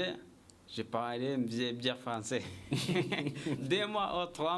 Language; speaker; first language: French; non-native, learner; Kinyarwanda